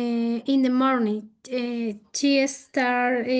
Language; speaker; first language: English; non-native, learner; Spanish